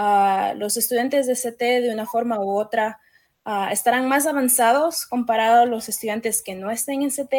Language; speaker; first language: Spanish; early bilingual, heritage; Spanish